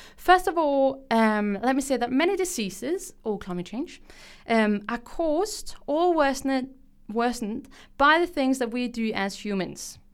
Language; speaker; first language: English; non-native, fluent; Danish